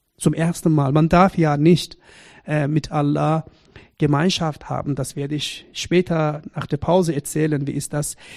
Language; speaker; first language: German; non-native, fluent; Persian